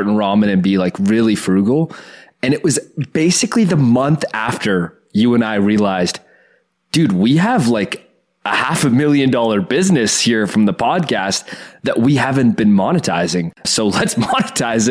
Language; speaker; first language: English; native; English